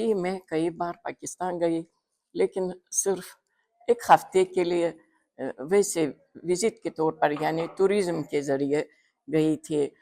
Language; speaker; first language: Hindi; non-native, fluent; Uzbek